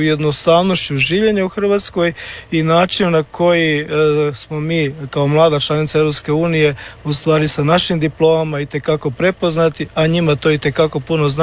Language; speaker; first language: Serbian; native; Serbian